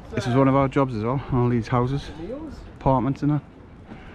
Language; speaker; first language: English; native; English